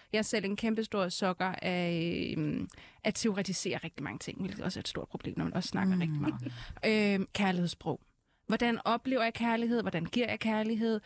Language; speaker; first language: Danish; early bilingual, other home language; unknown